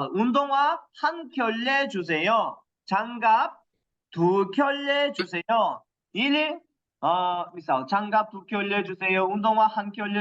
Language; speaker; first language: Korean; non-native, fluent; Kyrgyz